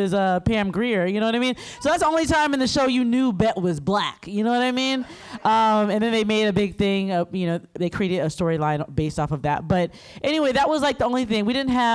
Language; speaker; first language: English; native; English